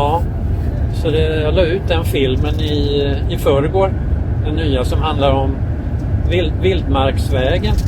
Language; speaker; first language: Swedish; native; Swedish